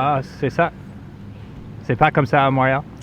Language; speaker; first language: French; non-native, local second language; English